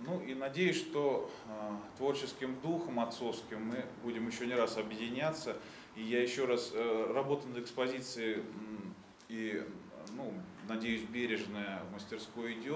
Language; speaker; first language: Russian; native; Russian